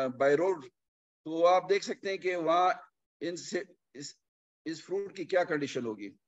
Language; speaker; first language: Urdu; non-native, local second language; Punjabi